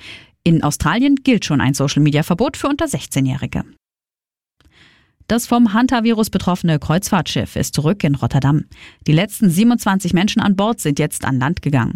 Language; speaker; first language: German; native; German